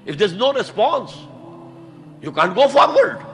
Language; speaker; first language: English; non-native, local second language; Urdu